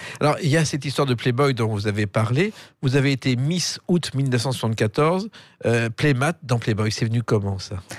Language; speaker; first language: French; native; French